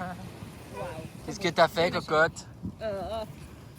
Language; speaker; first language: French; native; French